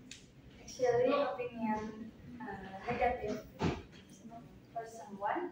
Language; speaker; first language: English; non-native, learner; Indonesian